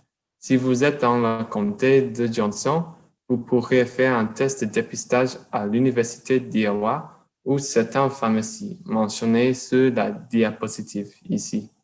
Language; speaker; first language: French; non-native, learner; English